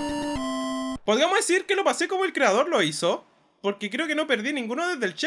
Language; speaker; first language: Spanish; native; Spanish